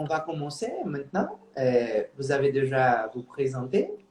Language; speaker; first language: French; non-native, learner; Portuguese